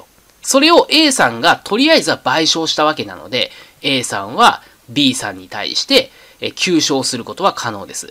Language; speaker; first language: Japanese; native; Japanese